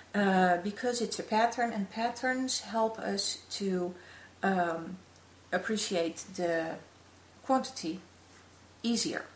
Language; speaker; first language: English; non-native, fluent; Dutch